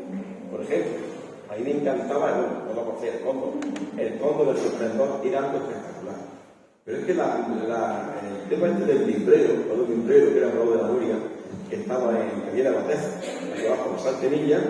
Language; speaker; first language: Spanish; native; Spanish